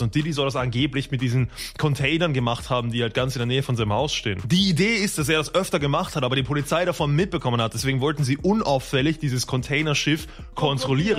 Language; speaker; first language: German; native; German